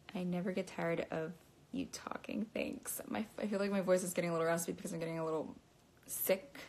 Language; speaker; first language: English; native; English